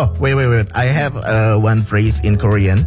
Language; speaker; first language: English; non-native, fluent; Indonesian